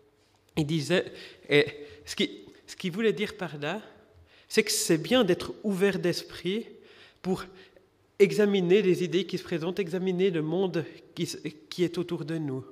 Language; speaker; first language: French; native; French